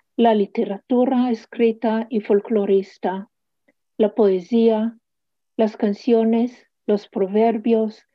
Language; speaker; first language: Spanish; early bilingual, heritage; Hebrew